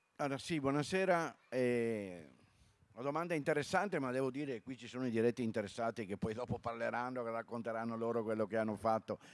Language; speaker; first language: Italian; native; Italian